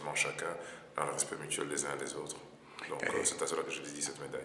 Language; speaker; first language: French; non-native, local second language; Lingala